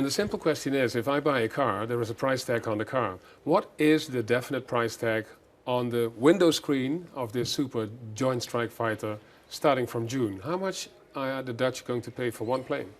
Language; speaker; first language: English; non-native, fluent; Dutch